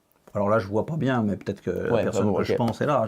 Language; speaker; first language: French; native; French